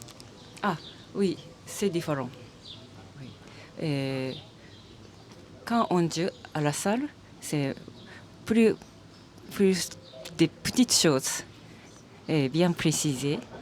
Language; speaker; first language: French; non-native, learner; Japanese